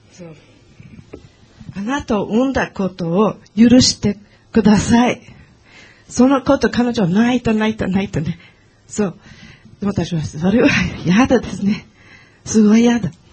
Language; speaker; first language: Japanese; non-native, learner; Portuguese